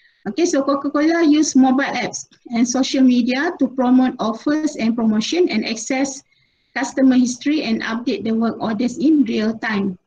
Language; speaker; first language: English; non-native, local second language; Malay